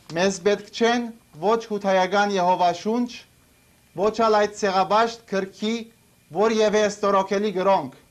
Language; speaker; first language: Armenian; early bilingual, heritage; Armenian